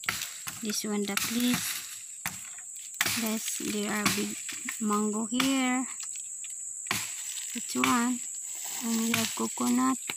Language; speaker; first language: English; non-native, learner; Filipino